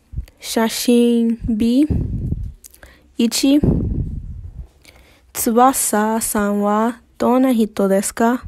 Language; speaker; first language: Japanese; non-native, learner; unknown